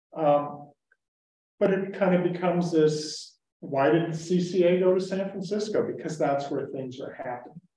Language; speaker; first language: English; native; English